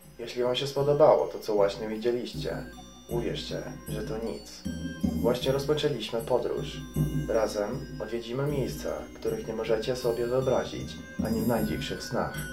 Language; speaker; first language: Polish; non-native, fluent; Croatian